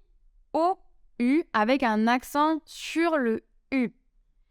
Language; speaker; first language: French; native; French